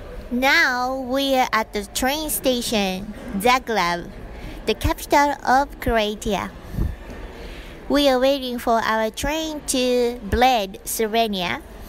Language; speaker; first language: English; non-native, fluent; Japanese